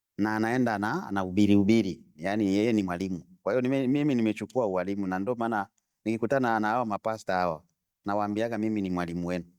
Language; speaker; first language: Swahili; non-native, local second language; Bembe